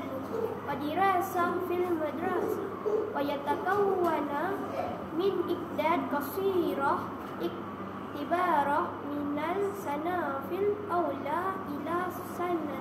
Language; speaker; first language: Arabic; non-native, learner; Malay